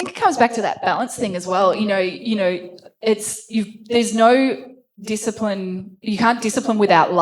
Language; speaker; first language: English; native; English